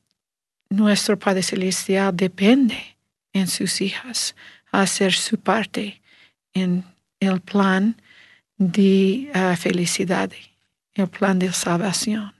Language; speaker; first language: Spanish; non-native, learner; English